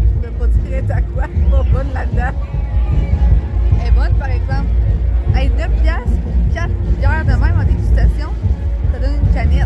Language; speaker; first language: French; native; French